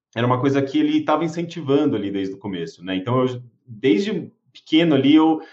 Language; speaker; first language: Portuguese; native; Portuguese